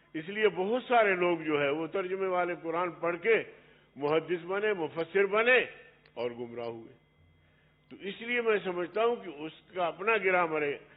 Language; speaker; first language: Urdu; non-native, local second language; Pashto